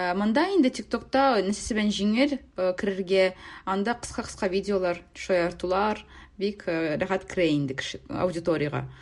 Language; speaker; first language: Tatar; native; Tatar